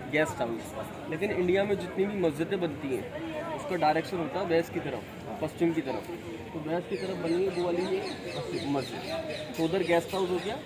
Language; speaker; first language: Hindi; native; Hindi